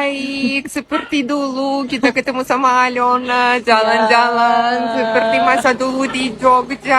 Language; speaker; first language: Indonesian; non-native, learner; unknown